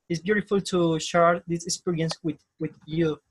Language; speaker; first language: English; non-native, learner; Spanish